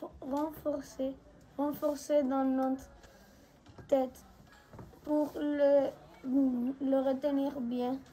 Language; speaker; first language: French; non-native, local second language; Spanish